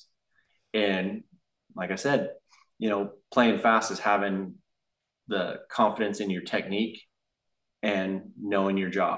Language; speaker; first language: English; native; English